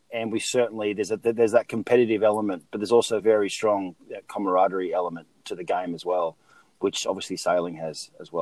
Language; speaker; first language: English; native; English